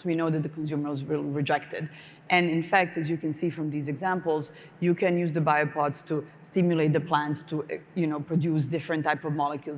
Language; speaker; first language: English; non-native, fluent; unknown